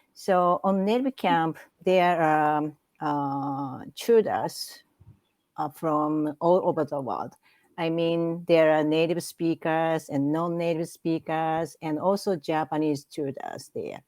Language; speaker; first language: English; non-native, learner; Japanese